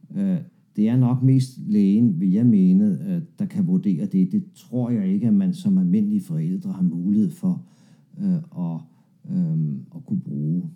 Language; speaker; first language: Danish; native; Danish